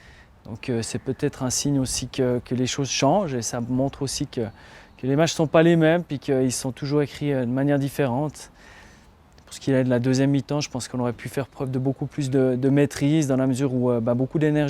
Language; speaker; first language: French; native; French